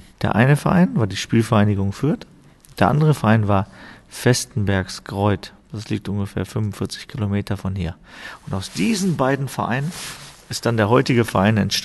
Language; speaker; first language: German; native; German